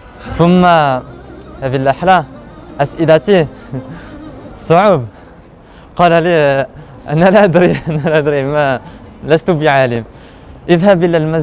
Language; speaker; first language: Arabic; non-native, learner; French